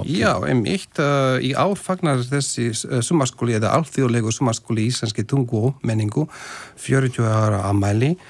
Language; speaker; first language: Icelandic; non-native, fluent; Slovak